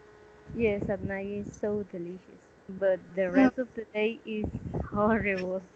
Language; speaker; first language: English; non-native, learner; Spanish